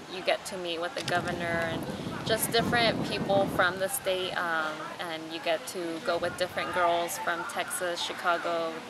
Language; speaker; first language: English; early bilingual, other home language; Spanish